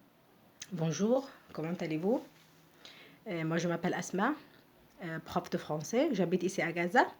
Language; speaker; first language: French; non-native, fluent; Arabic